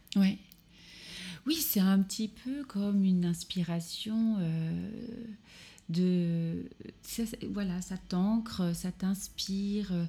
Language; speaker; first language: French; native; French